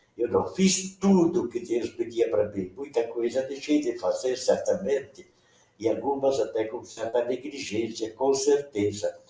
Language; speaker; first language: Portuguese; non-native, local second language; Venetian